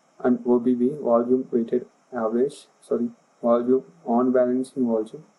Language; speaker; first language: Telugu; non-native, local second language; Urdu